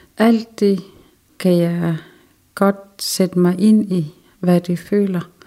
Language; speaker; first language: Danish; non-native, local second language; Kalaallisut